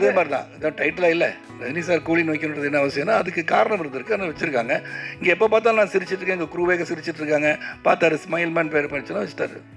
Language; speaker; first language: Tamil; native; Tamil